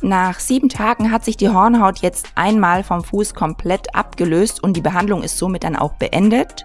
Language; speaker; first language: German; native; German